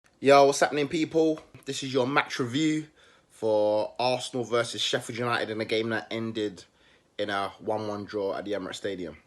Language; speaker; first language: English; native; English